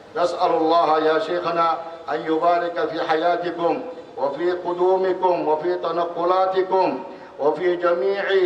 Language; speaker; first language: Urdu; non-native, fluent; Bangla